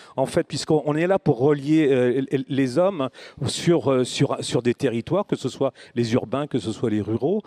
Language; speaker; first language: French; native; French